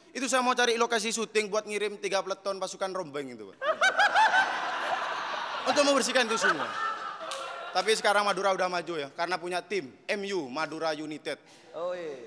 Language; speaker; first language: Indonesian; native; Indonesian